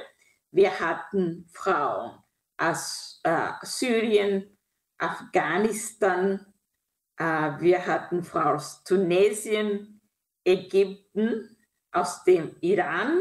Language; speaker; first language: German; non-native, fluent; Kinyarwanda